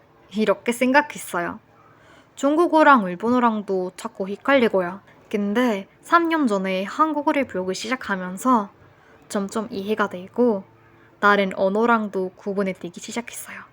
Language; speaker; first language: Korean; non-native, fluent; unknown